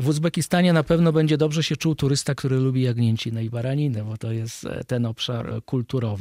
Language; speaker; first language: Polish; native; Polish